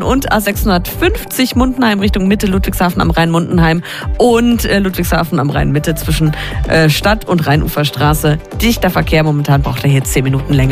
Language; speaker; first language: German; native; German